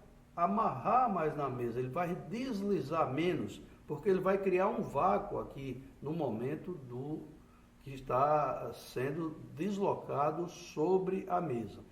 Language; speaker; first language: Portuguese; native; Portuguese